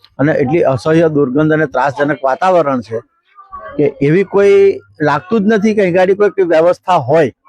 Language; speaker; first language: Gujarati; native; Gujarati